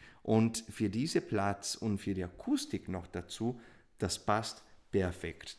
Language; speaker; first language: German; non-native, fluent; Portuguese